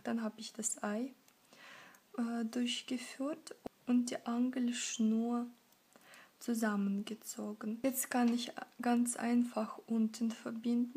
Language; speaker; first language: German; non-native, fluent; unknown